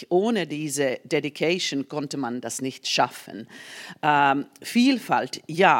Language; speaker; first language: German; non-native, fluent; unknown